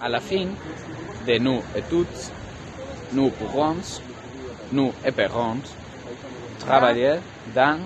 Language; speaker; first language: French; non-native, learner; Spanish